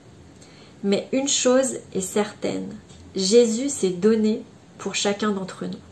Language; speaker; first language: French; native; French